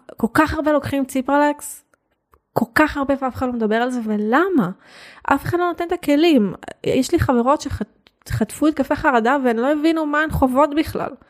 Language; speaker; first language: Hebrew; native; Hebrew